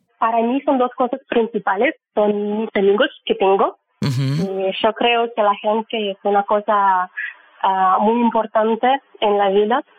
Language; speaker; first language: Spanish; non-native, learner; Russian